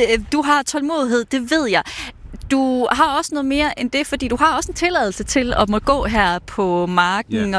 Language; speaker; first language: Danish; native; Danish